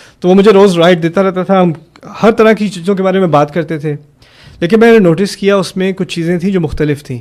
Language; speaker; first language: Urdu; early bilingual, heritage; German